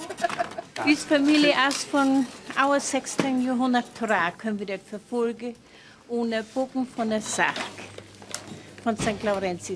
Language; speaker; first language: German; non-native, local second language; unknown